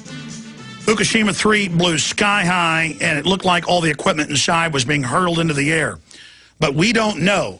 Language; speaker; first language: English; native; English